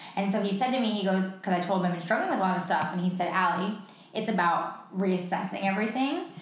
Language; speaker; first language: English; native; English